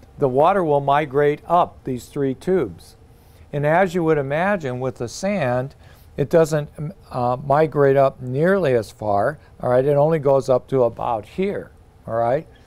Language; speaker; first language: English; native; English